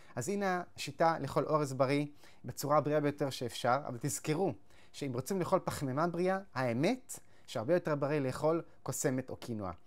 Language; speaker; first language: Hebrew; native; Hebrew